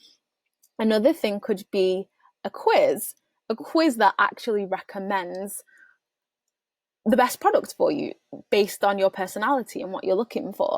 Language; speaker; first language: English; native; English